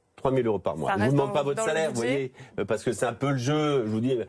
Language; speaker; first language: French; native; French